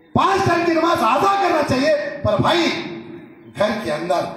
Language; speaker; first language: Hindi; non-native, local second language; Marathi